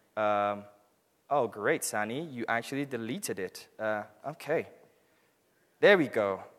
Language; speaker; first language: English; non-native, local second language; Hausa